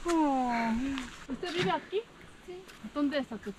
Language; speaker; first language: Spanish; non-native, learner; Korean